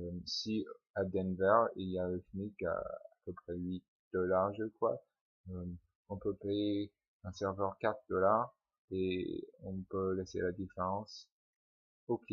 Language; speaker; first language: French; non-native, fluent; English